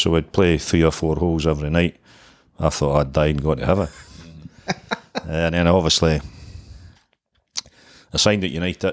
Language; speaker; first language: English; native; English